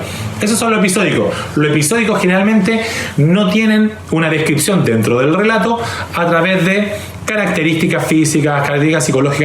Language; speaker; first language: Spanish; native; Spanish